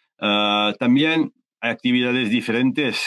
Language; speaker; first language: Spanish; non-native, learner; French